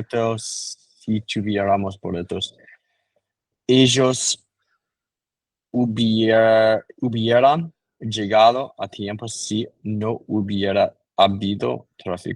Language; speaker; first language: Spanish; non-native, learner; English